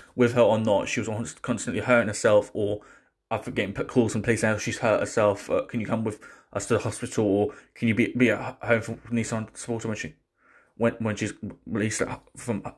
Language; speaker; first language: English; native; English